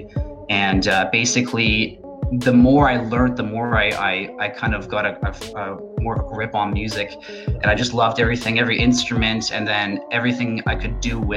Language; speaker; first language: English; native; English